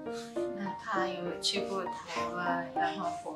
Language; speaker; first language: Chinese; early bilingual, heritage; Japanese